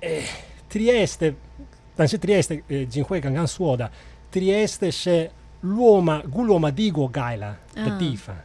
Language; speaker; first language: Chinese; non-native, fluent; Italian